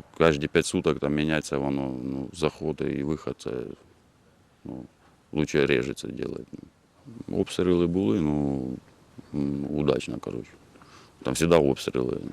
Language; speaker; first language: Ukrainian; non-native, local second language; Russian